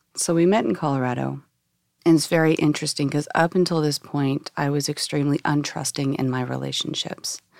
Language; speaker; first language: English; native; English